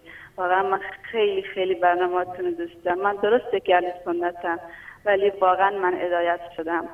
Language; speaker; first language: Persian; non-native, local second language; Baluchi